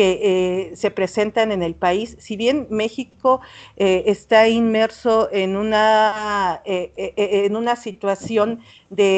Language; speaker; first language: Spanish; native; Spanish